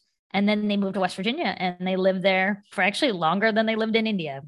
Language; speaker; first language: English; native; English